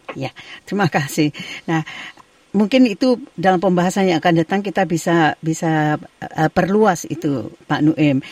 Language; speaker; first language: Indonesian; native; Indonesian